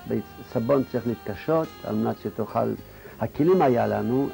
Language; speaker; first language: Hebrew; non-native, fluent; Yiddish